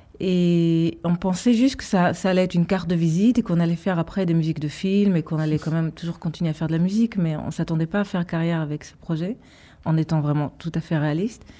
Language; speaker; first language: French; early bilingual, heritage; Hebrew